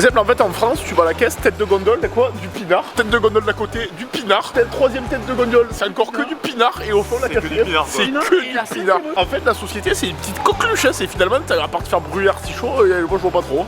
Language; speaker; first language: French; native; French